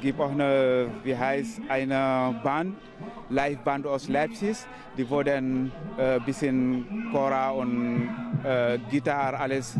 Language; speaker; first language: German; non-native, learner; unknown